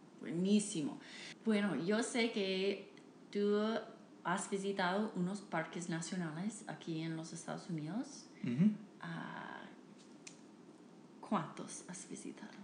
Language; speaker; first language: Spanish; non-native, fluent; English